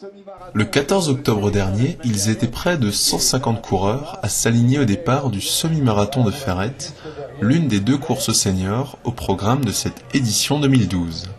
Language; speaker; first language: French; native; French